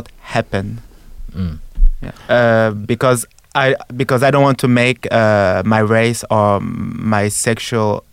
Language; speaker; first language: English; non-native, fluent; French